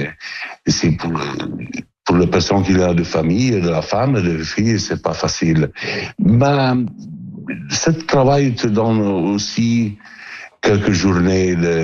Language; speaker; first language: French; non-native, learner; Italian